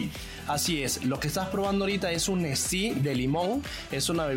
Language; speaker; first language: Spanish; native; Spanish